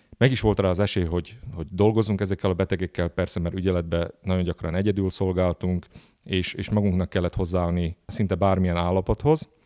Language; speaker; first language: Hungarian; native; Hungarian